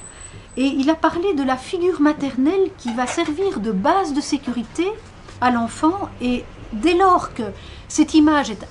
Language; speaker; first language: French; native; French